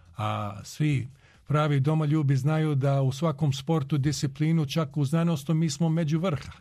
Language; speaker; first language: Croatian; early bilingual, heritage; Croatian